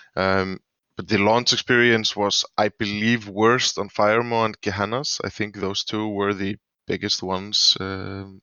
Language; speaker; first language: English; non-native, fluent; Swedish